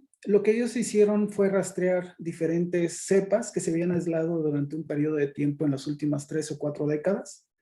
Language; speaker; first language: Spanish; native; Spanish